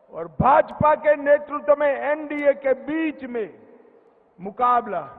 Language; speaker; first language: Hindi; non-native, local second language; Gujarati